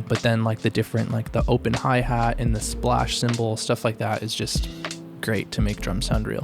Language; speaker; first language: English; native; English